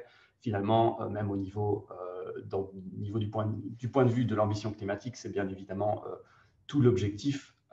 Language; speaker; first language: French; native; French